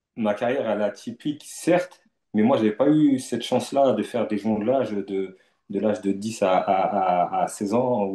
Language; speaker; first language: French; native; French